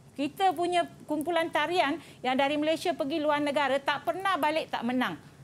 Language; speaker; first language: Malay; non-native, local second language; Tamil